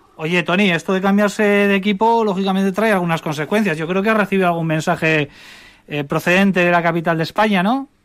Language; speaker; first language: Spanish; native; Spanish